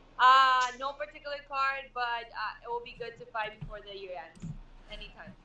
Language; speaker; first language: English; non-native, fluent; Spanish